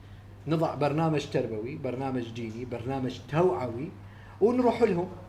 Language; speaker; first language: Arabic; native; Arabic